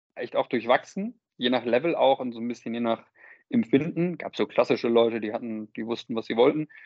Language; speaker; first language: German; native; German